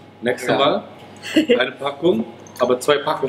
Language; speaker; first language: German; non-native, learner; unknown